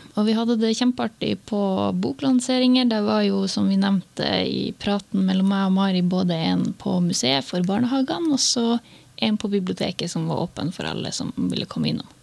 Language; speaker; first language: Norwegian; native; Norwegian